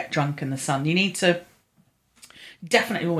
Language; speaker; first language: English; native; English